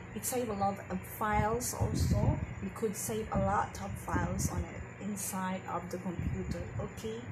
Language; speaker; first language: English; non-native, local second language; Filipino